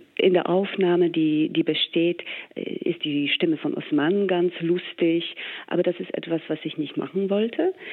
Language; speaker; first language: German; non-native, fluent; English